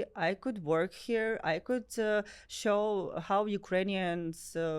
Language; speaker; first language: English; non-native, learner; Ukrainian